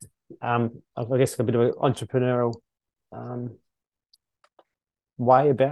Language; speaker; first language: English; native; English